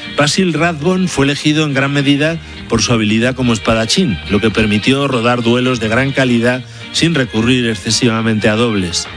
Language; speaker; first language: Spanish; native; Spanish